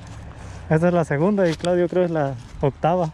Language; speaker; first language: Spanish; native; Spanish